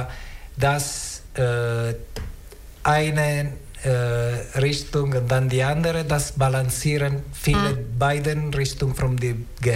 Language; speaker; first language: German; non-native, learner; Italian